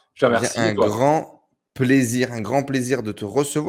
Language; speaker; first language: French; native; French